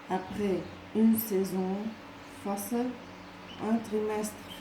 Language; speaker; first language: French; non-native, local second language; Arabic